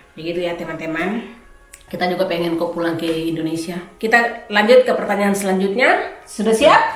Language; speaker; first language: Indonesian; native; Indonesian